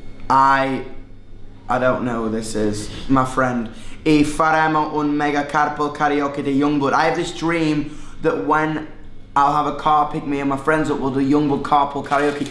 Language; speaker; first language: English; native; English